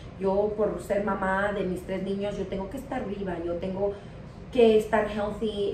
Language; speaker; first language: Spanish; early bilingual, heritage; Spanish